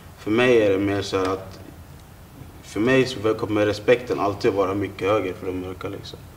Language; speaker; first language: Swedish; native; Swedish